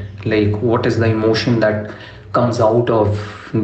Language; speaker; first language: English; non-native, local second language; Urdu